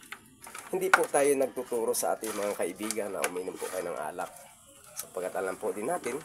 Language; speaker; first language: Filipino; native; Filipino